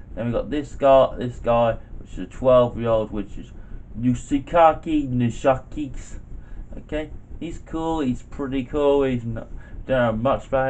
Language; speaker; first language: English; native; English